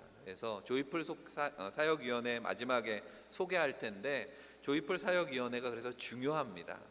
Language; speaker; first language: Korean; native; Korean